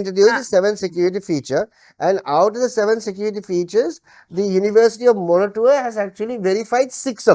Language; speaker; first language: English; non-native, local second language; Sinhala